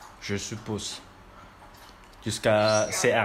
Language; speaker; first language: French; non-native, learner; Indonesian